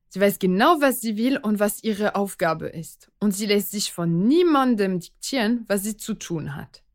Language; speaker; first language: German; non-native, fluent; French